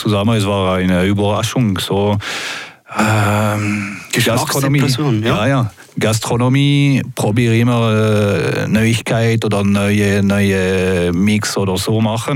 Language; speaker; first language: German; non-native, local second language; French